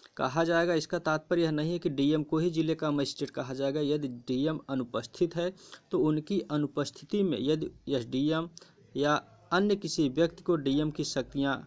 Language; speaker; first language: Hindi; native; Hindi